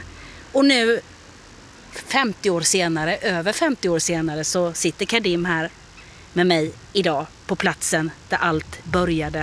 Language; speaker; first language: Swedish; native; Swedish